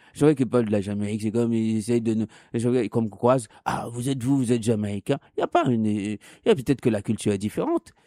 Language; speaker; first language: French; non-native, local second language; Haitian Creole